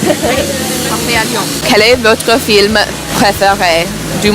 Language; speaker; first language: French; non-native, learner; English